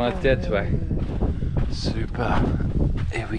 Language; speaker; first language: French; non-native, learner; English